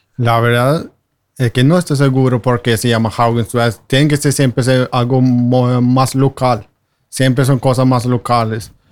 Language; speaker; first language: Spanish; non-native, fluent; Norwegian